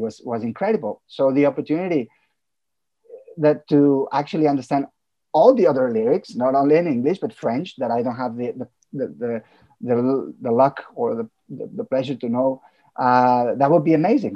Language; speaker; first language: English; non-native, fluent; Catalan